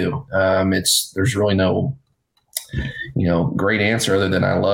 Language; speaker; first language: English; native; English